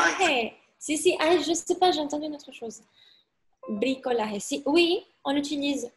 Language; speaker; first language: French; non-native, fluent; Spanish